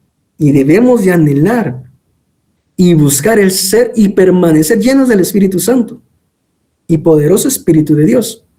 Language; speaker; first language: Spanish; native; Spanish